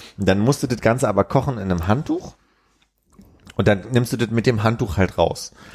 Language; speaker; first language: German; native; German